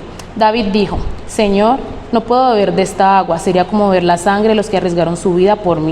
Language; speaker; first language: Spanish; native; Spanish